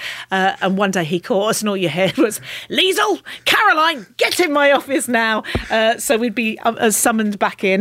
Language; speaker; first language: English; native; English